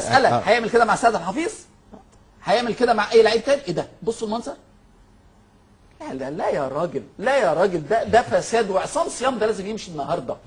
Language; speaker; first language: Arabic; native; Arabic